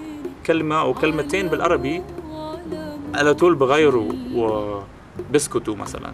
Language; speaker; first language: Arabic; non-native, fluent; German